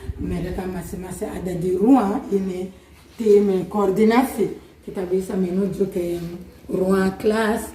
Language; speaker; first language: Indonesian; non-native, learner; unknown